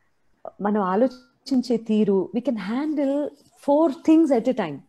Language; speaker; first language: Telugu; native; Telugu